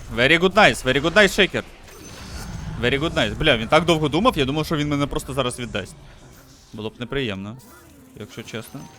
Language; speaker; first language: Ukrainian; non-native, local second language; Russian